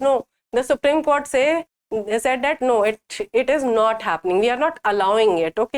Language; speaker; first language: English; non-native, local second language; Hindi